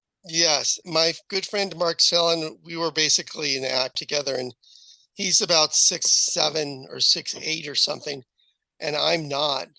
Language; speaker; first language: English; native; English